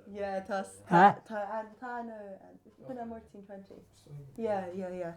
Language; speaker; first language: Irish; native; Irish